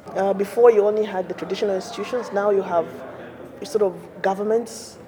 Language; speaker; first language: English; non-native, local second language; Bemba